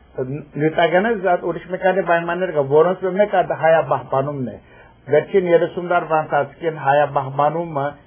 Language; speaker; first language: Armenian; early bilingual, heritage; Armenian